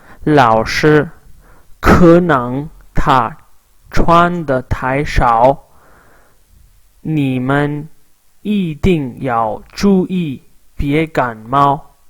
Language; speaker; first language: Chinese; non-native, fluent; Urdu